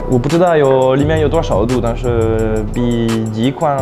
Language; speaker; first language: Chinese; non-native, learner; French